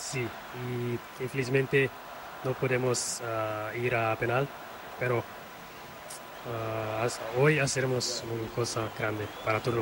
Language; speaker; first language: Spanish; non-native, learner; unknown